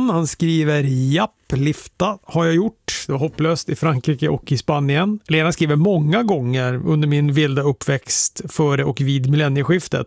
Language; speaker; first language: Swedish; native; Swedish